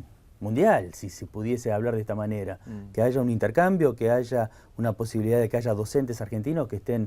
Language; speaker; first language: Spanish; native; Spanish